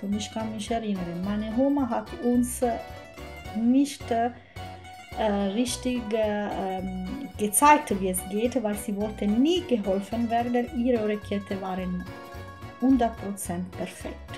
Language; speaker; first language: German; non-native, fluent; Italian